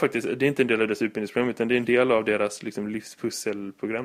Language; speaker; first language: Swedish; native; Swedish